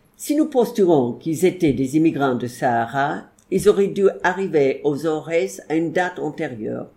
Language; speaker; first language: French; non-native, fluent; English